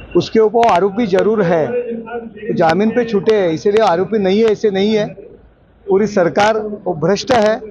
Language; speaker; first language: Hindi; non-native, local second language; Marathi